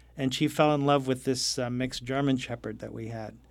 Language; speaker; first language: English; non-native, fluent; Arabic